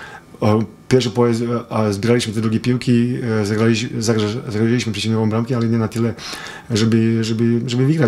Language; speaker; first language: Polish; non-native, fluent; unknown